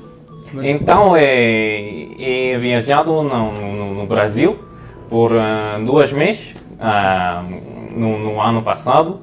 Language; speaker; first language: Spanish; non-native, fluent; English